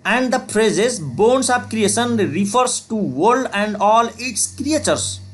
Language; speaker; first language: English; non-native, local second language; Nepali